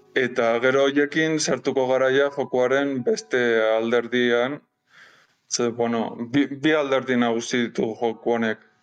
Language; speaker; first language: Basque; non-native, learner; Spanish